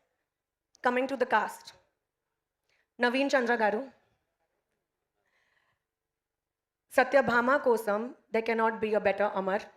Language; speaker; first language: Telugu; non-native, learner; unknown